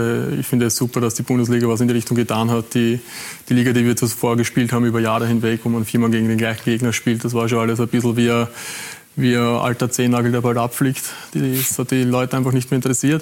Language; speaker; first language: German; native; German